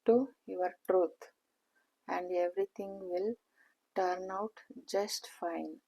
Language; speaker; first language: English; non-native, local second language; Kannada